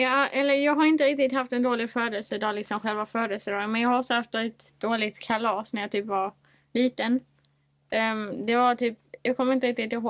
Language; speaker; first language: Swedish; native; Swedish